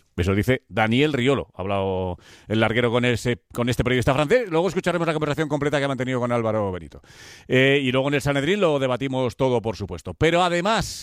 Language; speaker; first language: Spanish; native; Spanish